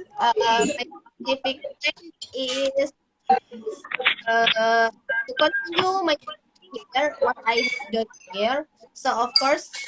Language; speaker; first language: English; non-native, learner; Indonesian